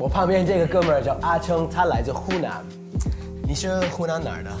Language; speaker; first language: Chinese; non-native, fluent; English